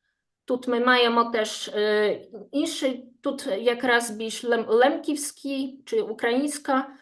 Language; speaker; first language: Ukrainian; non-native, fluent; Polish